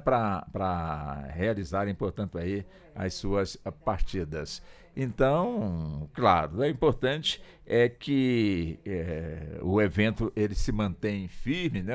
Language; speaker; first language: Portuguese; native; Portuguese